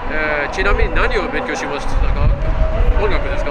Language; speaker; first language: Japanese; non-native, learner; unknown